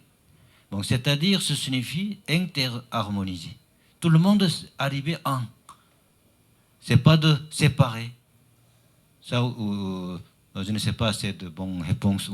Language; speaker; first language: French; non-native, learner; Chinese